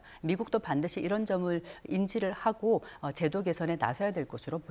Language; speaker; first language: Korean; native; Korean